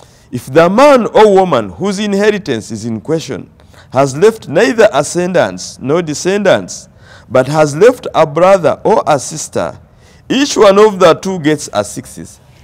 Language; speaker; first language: English; non-native, local second language; Ganda